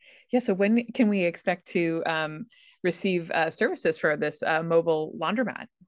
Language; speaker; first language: English; native; English